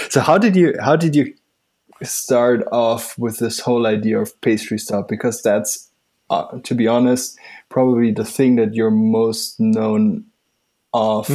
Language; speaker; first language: English; non-native, fluent; German